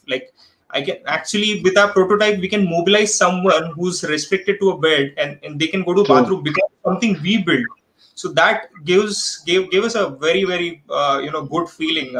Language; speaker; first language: English; non-native, local second language; Marathi